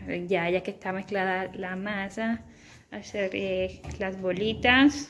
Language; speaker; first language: Spanish; native; Spanish